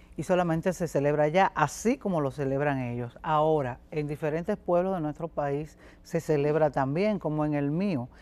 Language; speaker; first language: Spanish; native; Spanish